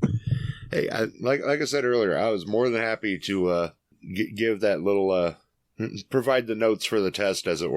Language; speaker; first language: English; native; English